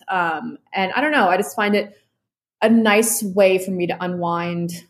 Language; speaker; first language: English; native; English